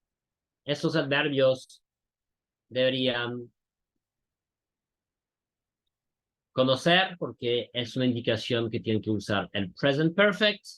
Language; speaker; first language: Spanish; non-native, fluent; French